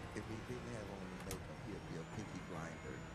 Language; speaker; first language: English; native; English